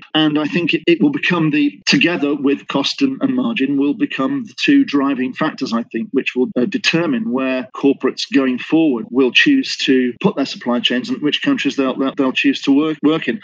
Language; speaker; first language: English; native; English